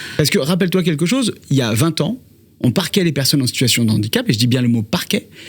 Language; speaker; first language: French; native; French